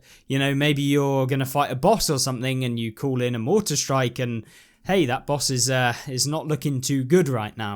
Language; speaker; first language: English; native; English